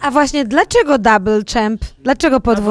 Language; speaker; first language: Polish; native; Polish